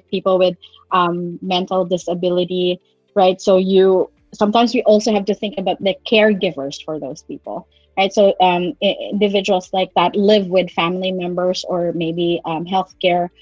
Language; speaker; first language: English; non-native, local second language; Cebuano